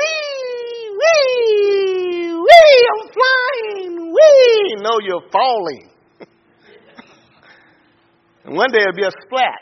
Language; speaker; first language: English; native; English